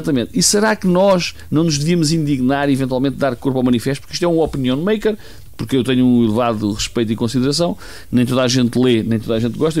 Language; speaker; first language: Portuguese; native; Portuguese